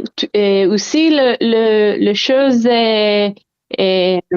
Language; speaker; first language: French; non-native, learner; Hebrew